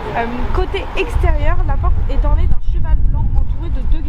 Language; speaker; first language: French; native; French